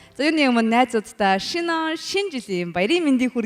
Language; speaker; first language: Mongolian; native; Mongolian